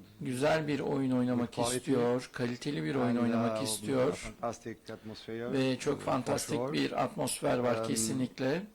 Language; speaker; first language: Turkish; non-native, learner; Portuguese